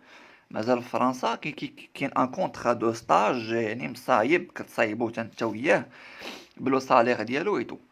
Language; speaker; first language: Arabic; native; Arabic